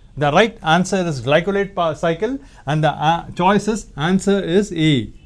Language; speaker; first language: English; non-native, local second language; Tamil